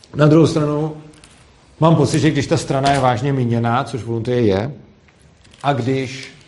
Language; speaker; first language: Czech; native; Czech